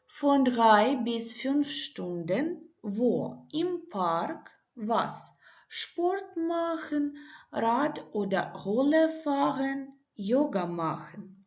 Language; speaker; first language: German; non-native, learner; Ukrainian